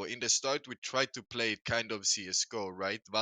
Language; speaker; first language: English; non-native, fluent; Swedish